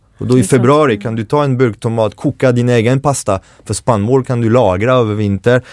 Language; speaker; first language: Swedish; non-native, fluent; French